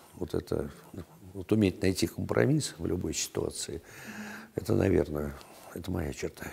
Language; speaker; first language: Russian; native; Russian